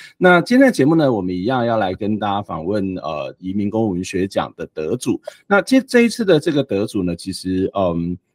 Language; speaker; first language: Chinese; native; Chinese